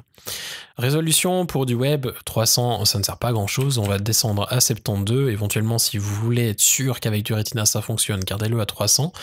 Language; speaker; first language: French; native; French